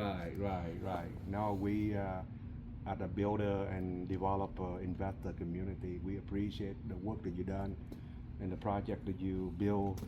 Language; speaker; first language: English; non-native, fluent; Vietnamese